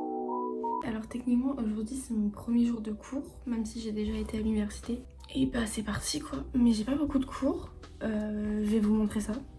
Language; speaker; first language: French; native; French